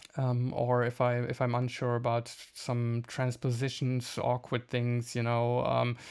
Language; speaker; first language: English; non-native, fluent; German